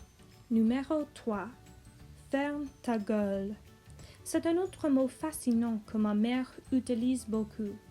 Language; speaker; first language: French; non-native, learner; English